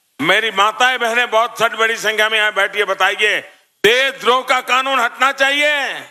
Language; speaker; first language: Hindi; non-native, local second language; Gujarati